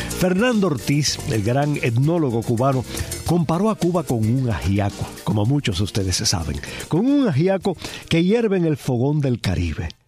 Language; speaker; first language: Spanish; early bilingual, heritage; Spanish